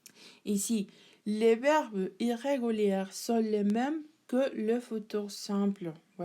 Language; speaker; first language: French; non-native, learner; Spanish